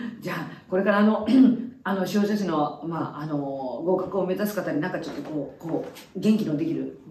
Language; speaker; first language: Japanese; native; Japanese